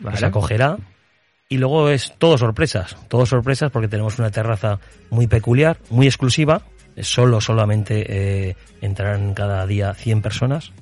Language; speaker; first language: Spanish; native; Spanish